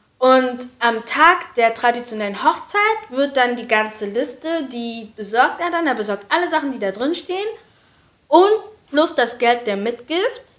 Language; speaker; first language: German; early bilingual, other home language; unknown